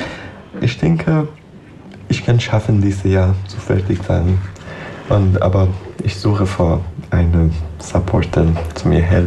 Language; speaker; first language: German; non-native, learner; Persian